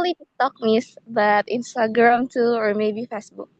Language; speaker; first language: English; non-native, learner; Indonesian